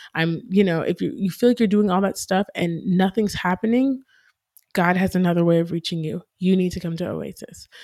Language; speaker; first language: English; native; English